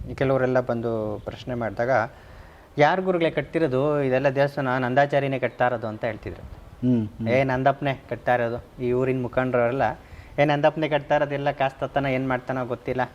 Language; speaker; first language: Kannada; native; Kannada